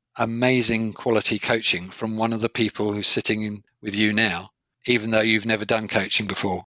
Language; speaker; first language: English; native; English